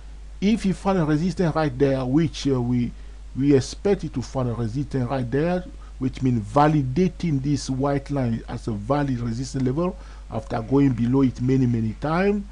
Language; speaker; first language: English; non-native, fluent; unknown